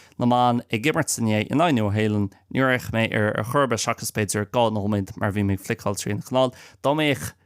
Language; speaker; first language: Irish; non-native, local second language; English